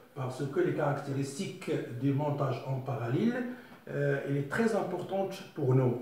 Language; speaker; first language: French; non-native, local second language; Arabic